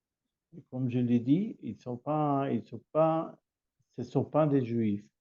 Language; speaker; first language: French; non-native, learner; Hebrew